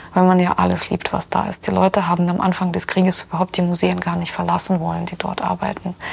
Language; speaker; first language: German; non-native, fluent; Ukrainian